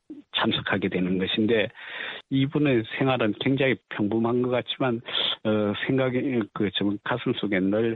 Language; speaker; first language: Korean; native; Korean